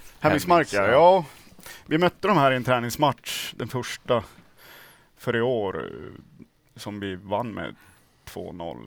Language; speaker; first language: Swedish; native; Swedish